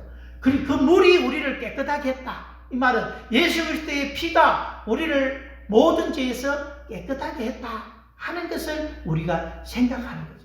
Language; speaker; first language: Korean; native; Korean